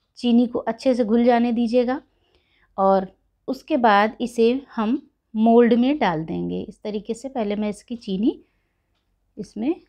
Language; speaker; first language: Hindi; native; Hindi